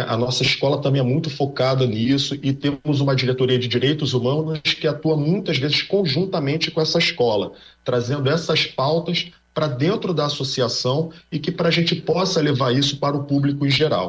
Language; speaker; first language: Portuguese; native; Portuguese